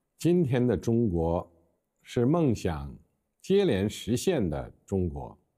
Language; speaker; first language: Chinese; native; Chinese